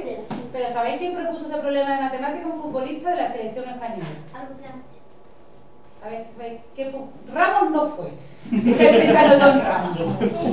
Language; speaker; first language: Spanish; native; Spanish